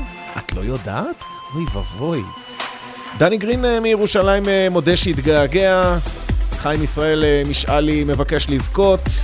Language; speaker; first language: Hebrew; native; Hebrew